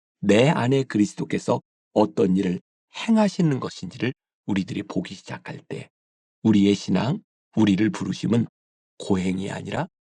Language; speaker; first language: Korean; native; Korean